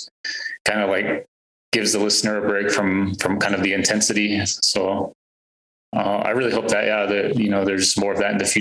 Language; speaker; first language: English; native; English